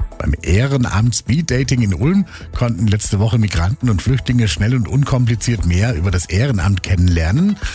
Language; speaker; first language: German; native; German